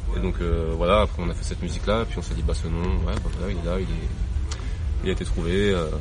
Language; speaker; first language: French; native; French